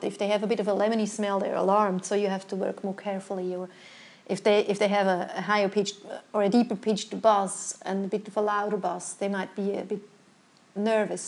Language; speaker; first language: English; non-native, fluent; Swiss German